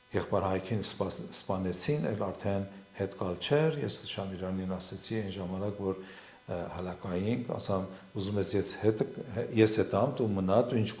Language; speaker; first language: Armenian; non-native, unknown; Assyrian Neo-Aramaic